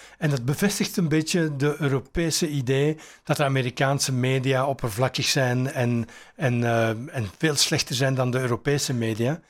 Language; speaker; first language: Dutch; native; Dutch